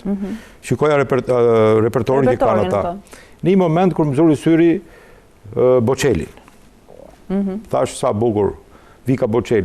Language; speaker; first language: Albanian; native; Albanian